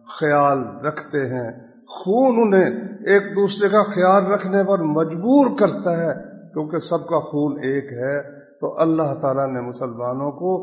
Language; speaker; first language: Urdu; non-native, local second language; Punjabi